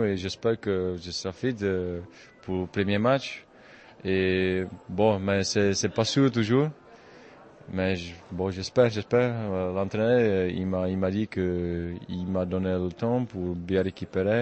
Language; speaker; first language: French; non-native, fluent; Czech